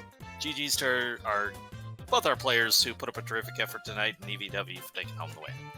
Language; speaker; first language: English; native; English